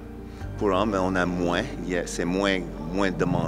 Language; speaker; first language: French; non-native, fluent; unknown